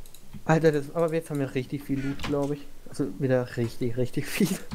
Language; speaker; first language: German; native; German